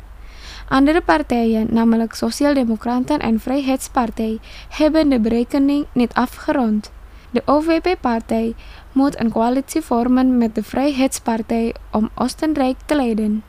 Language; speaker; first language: Dutch; non-native, fluent; Indonesian